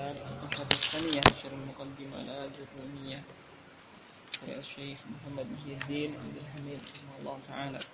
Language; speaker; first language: Arabic; non-native, fluent; Indonesian